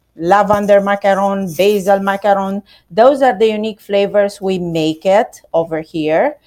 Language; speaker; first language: English; non-native, learner; Romanian